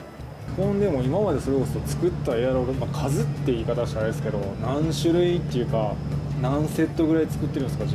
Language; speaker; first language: Japanese; native; Japanese